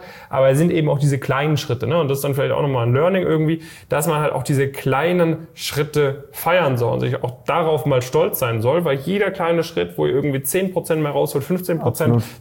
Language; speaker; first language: German; native; German